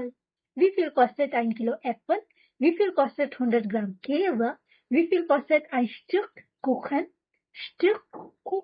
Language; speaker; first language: German; non-native, fluent; Hindi